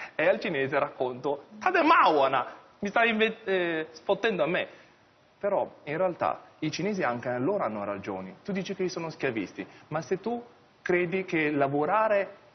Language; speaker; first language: Italian; early bilingual, other home language; Chinese